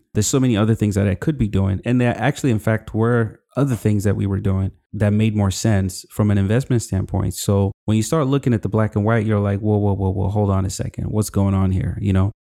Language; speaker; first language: English; non-native, local second language; Yoruba